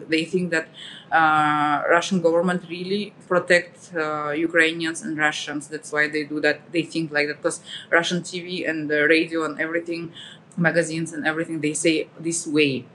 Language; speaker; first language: English; non-native, fluent; Russian